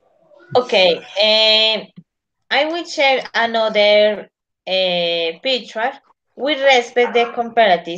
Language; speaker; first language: English; non-native, learner; Spanish